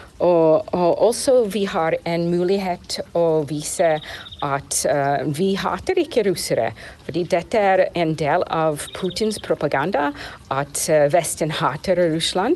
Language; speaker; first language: Norwegian; non-native, fluent; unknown